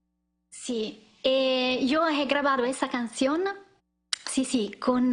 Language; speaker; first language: Spanish; non-native, learner; Italian